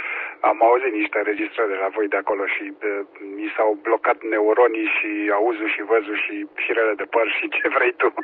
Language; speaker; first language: Romanian; native; Romanian